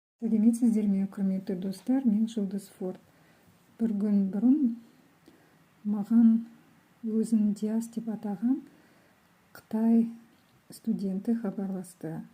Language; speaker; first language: Kazakh; native; Kazakh